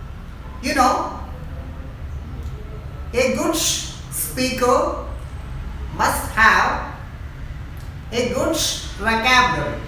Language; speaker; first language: English; non-native, local second language; Malayalam